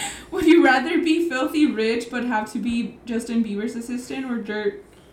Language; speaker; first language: English; early bilingual, other home language; Spanish